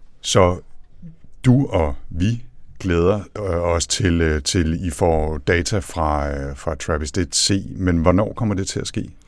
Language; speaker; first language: Danish; native; Danish